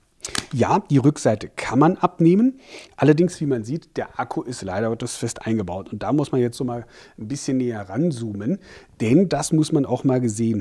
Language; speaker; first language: German; native; German